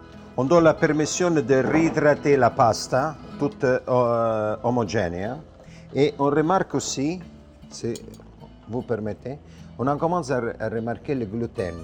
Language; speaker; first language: French; non-native, fluent; Italian